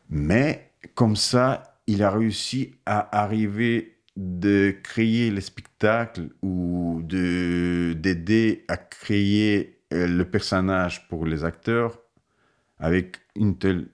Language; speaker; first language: French; non-native, fluent; Russian